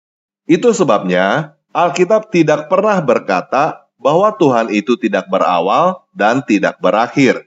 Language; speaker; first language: Indonesian; native; Indonesian